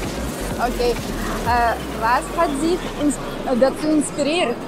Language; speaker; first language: German; non-native, learner; Russian